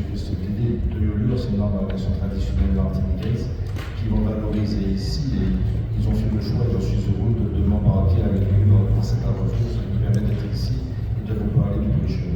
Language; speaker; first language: French; native; French